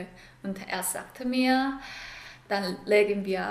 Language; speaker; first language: German; non-native, fluent; Korean